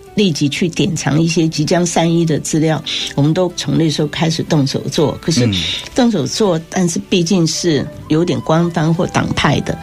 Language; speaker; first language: Chinese; native; Chinese